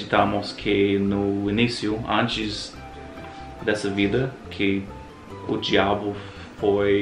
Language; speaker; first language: Portuguese; non-native, fluent; English